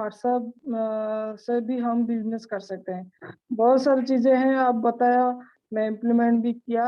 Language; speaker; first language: Hindi; non-native, local second language; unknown